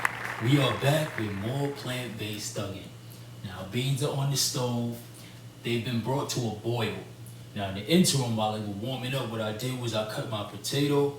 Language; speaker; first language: English; native; English